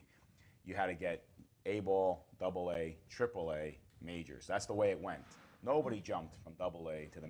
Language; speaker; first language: English; native; English